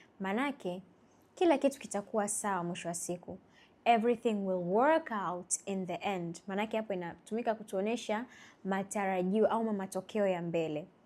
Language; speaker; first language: Swahili; native; Swahili